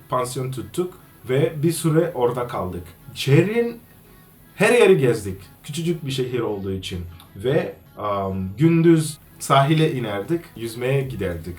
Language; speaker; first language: Turkish; non-native, fluent; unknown